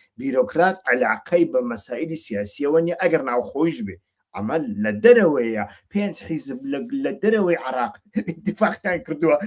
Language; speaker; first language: Central Kurdish; native; Central Kurdish